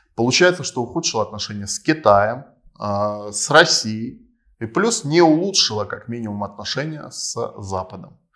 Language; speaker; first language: Russian; non-native, local second language; Armenian